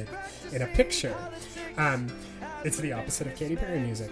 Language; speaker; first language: English; native; English